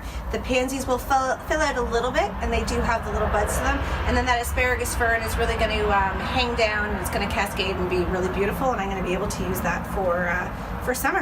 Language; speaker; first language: English; native; English